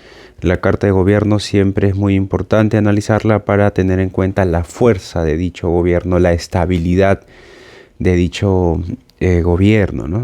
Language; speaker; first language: Spanish; native; Spanish